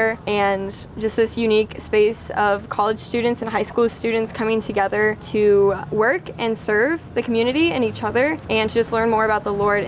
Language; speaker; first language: English; native; English